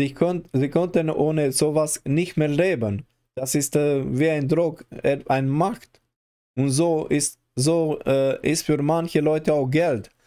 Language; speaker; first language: German; non-native, learner; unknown